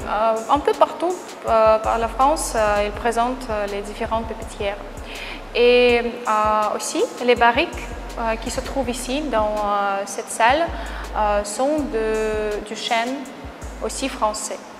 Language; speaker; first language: French; non-native, fluent; Russian